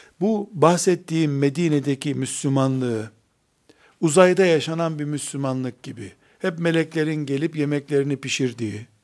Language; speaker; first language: Turkish; native; Turkish